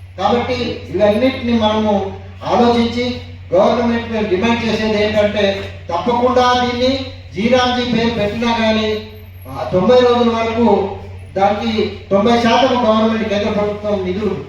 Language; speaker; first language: Telugu; non-native, local second language; Lambadi